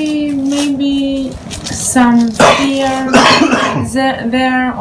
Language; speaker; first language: English; non-native, learner; Hebrew